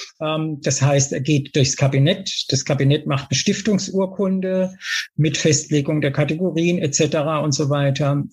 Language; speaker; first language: German; native; German